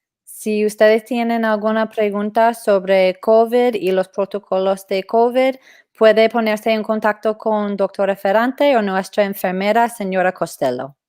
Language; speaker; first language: Spanish; non-native, fluent; English